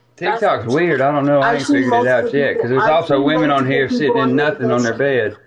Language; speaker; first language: English; native; English